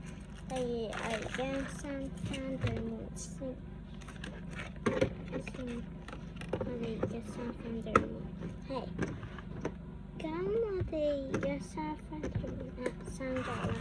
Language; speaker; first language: Cantonese; native; Cantonese